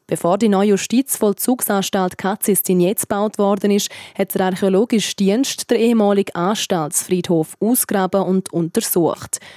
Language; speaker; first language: German; native; German